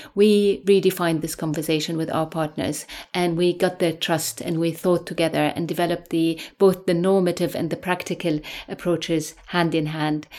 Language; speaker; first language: English; non-native, fluent; Arabic